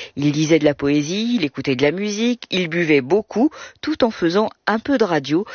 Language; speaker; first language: French; native; French